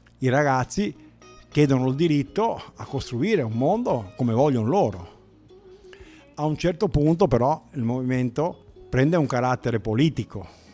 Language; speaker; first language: Italian; native; Italian